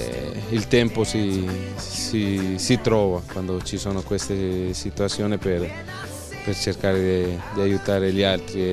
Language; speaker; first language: Italian; non-native, fluent; Spanish